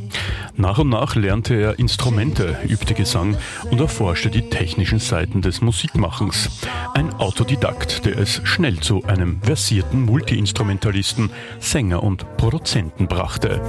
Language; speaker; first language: German; native; German